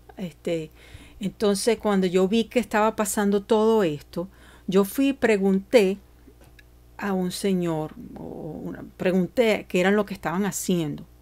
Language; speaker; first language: Spanish; early bilingual, heritage; Spanish